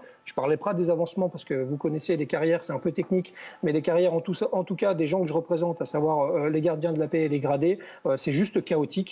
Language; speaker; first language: French; native; French